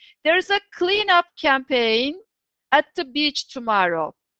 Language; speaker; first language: English; non-native, fluent; Turkish